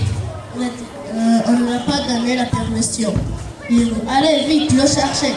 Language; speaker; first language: French; non-native, learner; Kinyarwanda